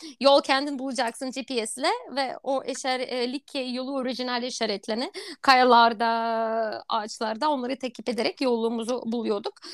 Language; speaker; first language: Turkish; non-native, fluent; Russian